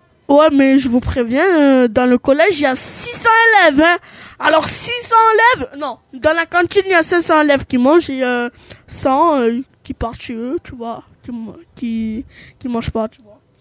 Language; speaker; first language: French; early bilingual, other home language; Albanian